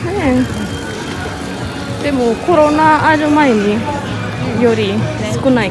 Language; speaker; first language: Japanese; non-native, fluent; Indonesian